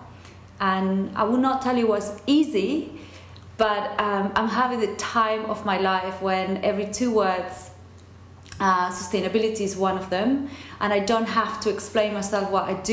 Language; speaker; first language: English; non-native, fluent; Spanish